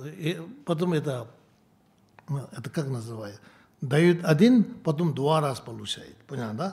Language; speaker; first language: Russian; non-native, learner; Tibetan